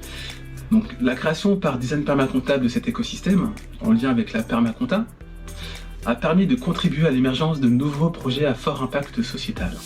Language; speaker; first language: French; native; French